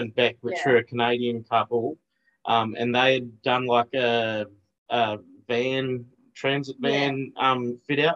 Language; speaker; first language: English; native; English